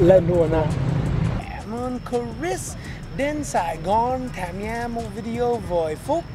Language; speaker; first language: Vietnamese; non-native, fluent; English